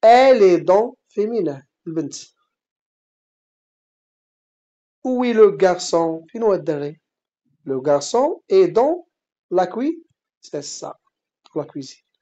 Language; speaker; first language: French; non-native, fluent; Arabic